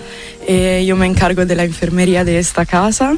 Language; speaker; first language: Spanish; non-native, fluent; Italian